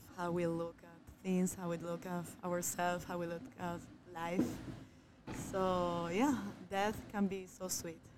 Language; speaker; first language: English; non-native, fluent; Spanish